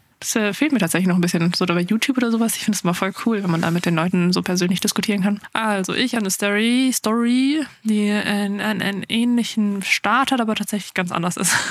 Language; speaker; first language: German; early bilingual, other home language; Afrikaans